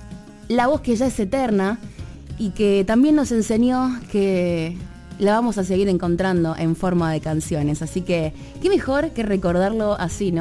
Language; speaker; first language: Spanish; native; Spanish